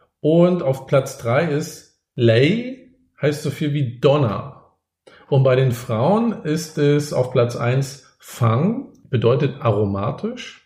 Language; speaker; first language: German; native; German